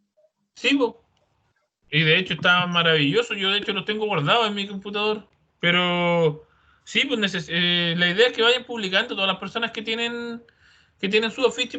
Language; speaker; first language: Spanish; native; Spanish